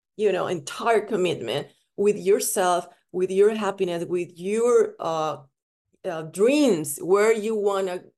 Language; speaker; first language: English; non-native, fluent; Spanish